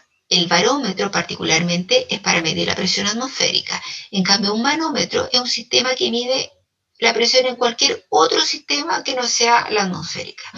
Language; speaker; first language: Spanish; native; Spanish